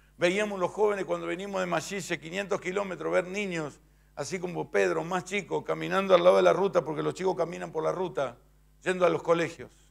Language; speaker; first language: Spanish; native; Spanish